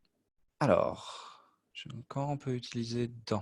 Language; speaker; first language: French; native; French